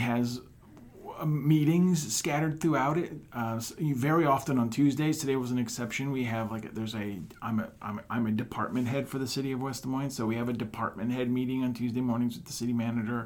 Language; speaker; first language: English; native; English